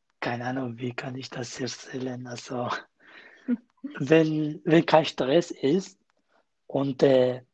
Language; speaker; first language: German; non-native, learner; Kurdish